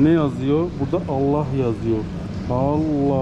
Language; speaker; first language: Turkish; non-native, learner; Persian